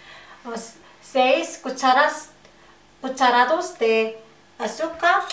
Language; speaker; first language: Spanish; non-native, learner; Korean